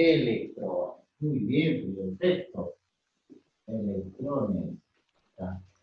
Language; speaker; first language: Spanish; native; Spanish